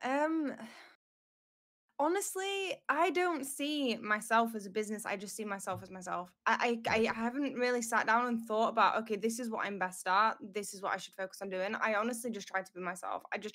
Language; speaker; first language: English; native; English